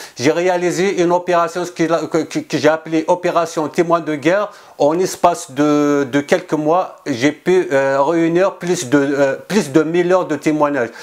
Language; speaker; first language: French; non-native, local second language; Kabyle